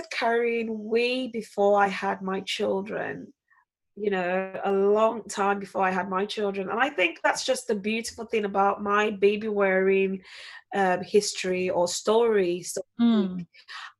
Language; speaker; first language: English; non-native, local second language; Yoruba